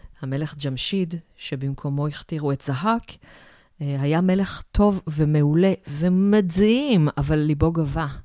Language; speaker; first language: Hebrew; native; Hebrew